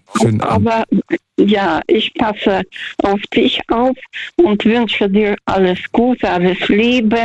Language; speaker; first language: German; non-native, learner; Russian